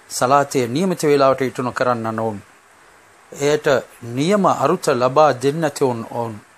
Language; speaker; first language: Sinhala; non-native, local second language; Tamil